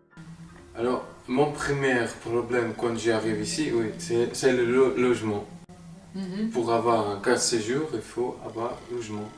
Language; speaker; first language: French; non-native, learner; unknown